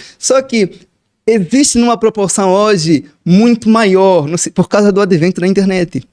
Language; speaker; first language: Portuguese; native; Portuguese